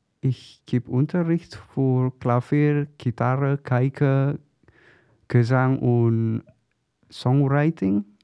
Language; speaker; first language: German; non-native, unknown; Chinese